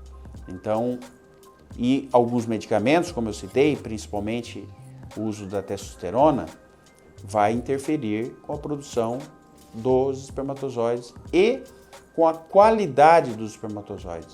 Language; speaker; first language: Portuguese; native; Portuguese